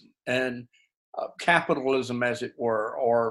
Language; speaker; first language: English; native; English